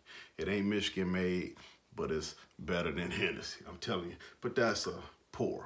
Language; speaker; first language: English; native; English